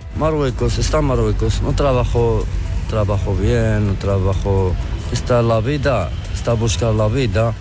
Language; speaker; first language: Spanish; non-native, learner; Arabic